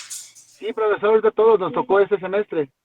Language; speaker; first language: Spanish; native; Spanish